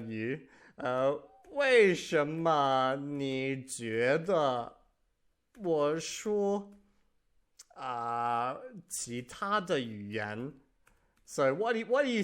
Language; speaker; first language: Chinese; non-native, learner; English